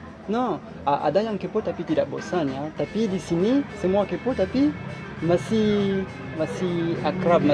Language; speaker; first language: Indonesian; non-native, learner; French